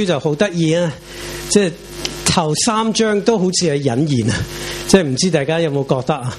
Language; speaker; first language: Chinese; non-native, local second language; Cantonese